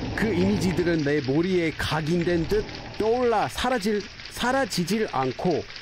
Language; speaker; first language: Korean; non-native, fluent; English